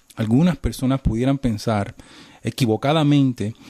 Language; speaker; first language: Spanish; native; Spanish